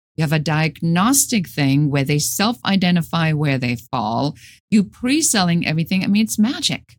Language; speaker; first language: English; non-native, fluent; German